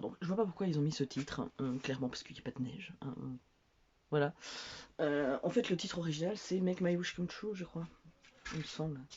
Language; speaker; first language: French; native; French